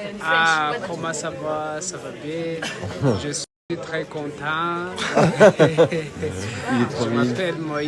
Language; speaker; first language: French; non-native, learner; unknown